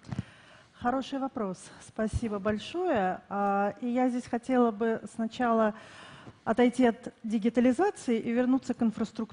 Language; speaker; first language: Russian; native; Russian